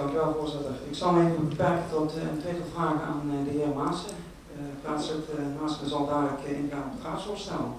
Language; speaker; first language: Dutch; native; Dutch